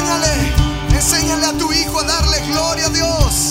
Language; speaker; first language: Spanish; native; Spanish